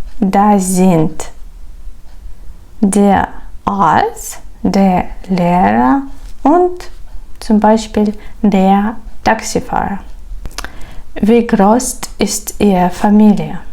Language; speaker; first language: German; non-native, fluent; Ukrainian